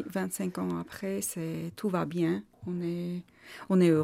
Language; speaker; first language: French; non-native, fluent; Armenian